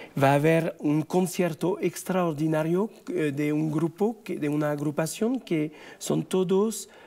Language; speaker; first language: Spanish; non-native, fluent; French